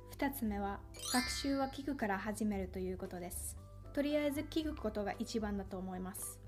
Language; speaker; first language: Japanese; non-native, fluent; Finnish